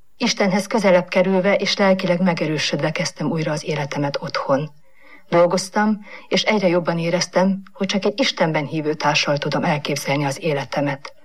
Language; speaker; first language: Hungarian; native; Hungarian